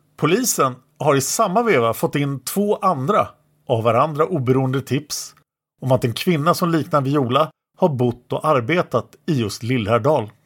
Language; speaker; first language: Swedish; native; Swedish